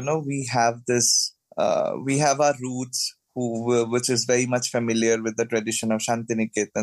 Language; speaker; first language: English; non-native, local second language; Bangla